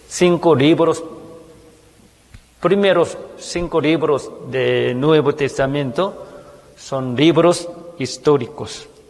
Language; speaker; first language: Spanish; non-native, fluent; Korean